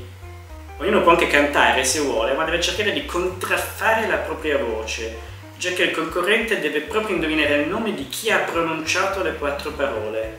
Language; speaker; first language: Italian; native; Italian